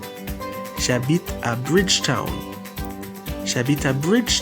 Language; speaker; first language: French; non-native, fluent; English